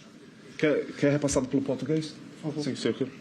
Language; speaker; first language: Portuguese; non-native, fluent; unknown